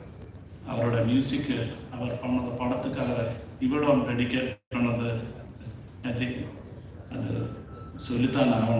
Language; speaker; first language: Tamil; non-native, learner; Malayalam